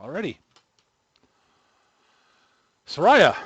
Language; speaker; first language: English; native; English